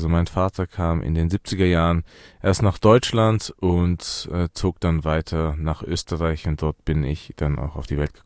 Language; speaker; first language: German; early bilingual, other home language; Persian